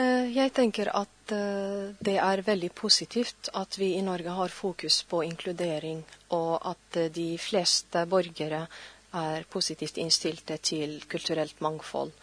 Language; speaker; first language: Norwegian; non-native, fluent; Arabic